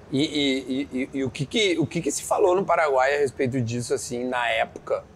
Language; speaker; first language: Portuguese; native; Portuguese